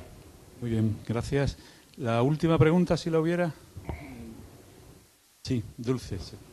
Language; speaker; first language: Spanish; native; Spanish